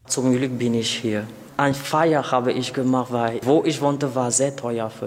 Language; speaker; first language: German; non-native, learner; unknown